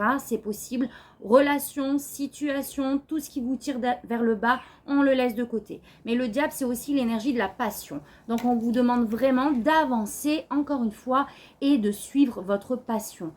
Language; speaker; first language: French; native; French